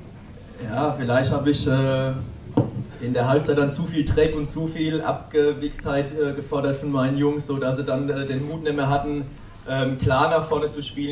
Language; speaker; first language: German; native; German